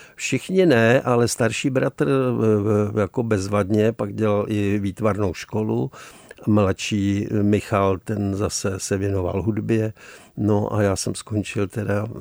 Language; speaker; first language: Czech; native; Czech